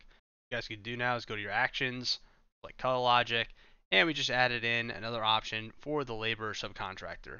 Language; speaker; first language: English; native; English